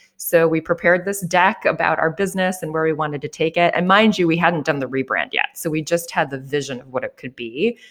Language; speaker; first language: English; native; English